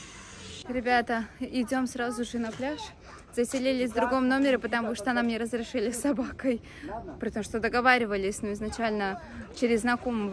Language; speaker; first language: Russian; native; Russian